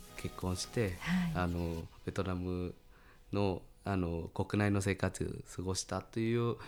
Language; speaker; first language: Japanese; non-native, fluent; Vietnamese